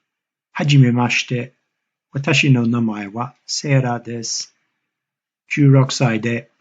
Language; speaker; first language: Japanese; non-native, fluent; English